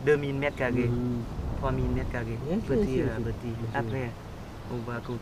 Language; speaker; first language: French; non-native, learner; Vietnamese